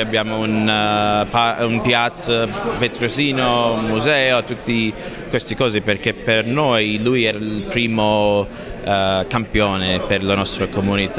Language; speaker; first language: Italian; non-native, learner; English